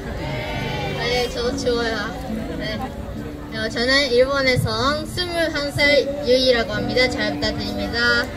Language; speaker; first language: Korean; non-native, learner; Japanese